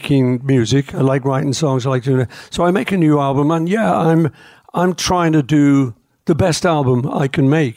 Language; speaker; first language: English; native; English